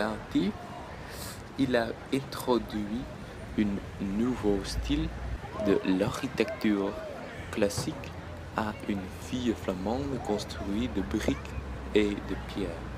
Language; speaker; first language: French; native; French